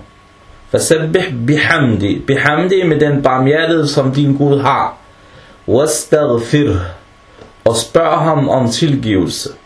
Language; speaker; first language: Danish; early bilingual, other home language; Arabic